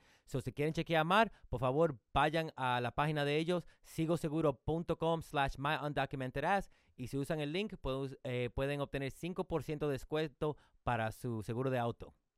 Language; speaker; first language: Spanish; early bilingual, heritage; Spanish